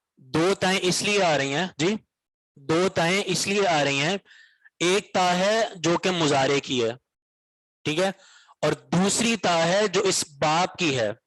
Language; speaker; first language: Urdu; native; Urdu